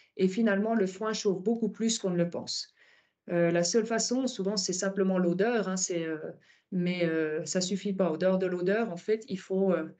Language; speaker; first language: French; native; French